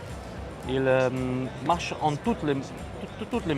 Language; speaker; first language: French; non-native, learner; German